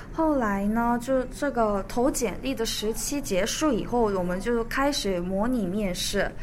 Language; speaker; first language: Chinese; early bilingual, other home language; Korean